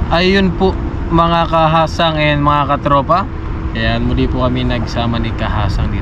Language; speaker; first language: Filipino; native; Filipino